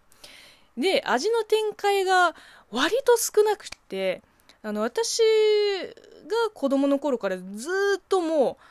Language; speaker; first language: Japanese; non-native, fluent; Chinese